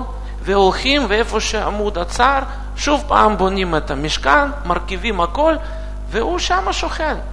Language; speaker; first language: Hebrew; non-native, fluent; Russian